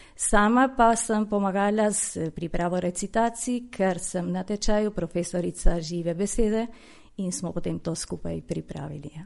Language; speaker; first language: Slovenian; early bilingual, heritage; Slovenian